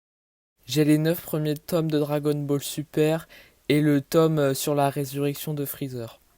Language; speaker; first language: French; native; French